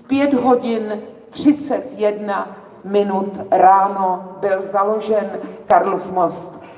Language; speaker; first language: Czech; native; Czech